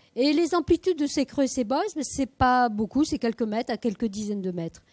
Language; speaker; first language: French; native; French